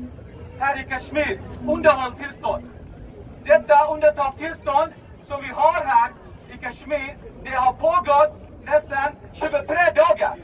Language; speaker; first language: Swedish; non-native, learner; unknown